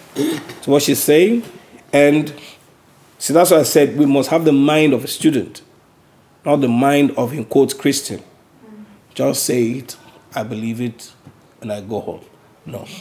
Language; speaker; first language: English; non-native, local second language; Yoruba